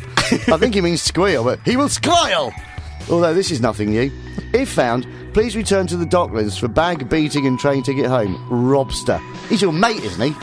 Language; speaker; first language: English; native; English